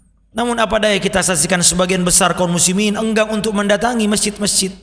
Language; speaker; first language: Indonesian; native; Indonesian